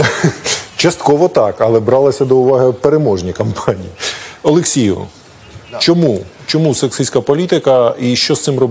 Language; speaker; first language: Ukrainian; native; Ukrainian